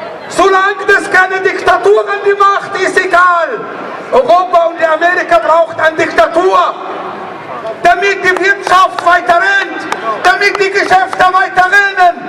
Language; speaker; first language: German; non-native, learner; Arabic